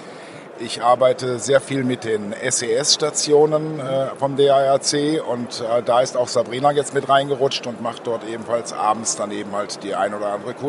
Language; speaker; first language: German; native; German